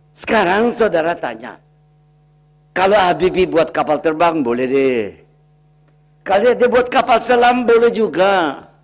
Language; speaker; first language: Indonesian; native; Indonesian